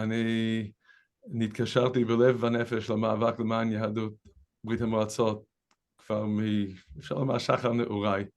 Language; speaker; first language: Hebrew; non-native, fluent; English